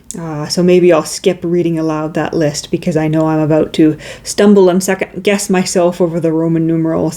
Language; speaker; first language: English; native; English